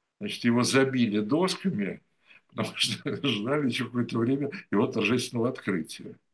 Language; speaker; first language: Russian; native; Russian